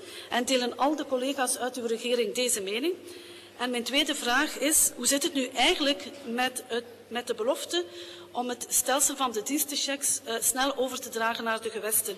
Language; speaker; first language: Dutch; native; Dutch